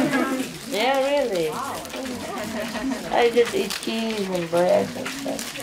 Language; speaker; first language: English; non-native, fluent; Vietnamese